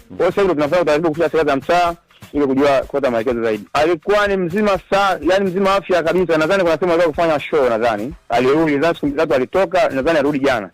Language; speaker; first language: Swahili; native; Swahili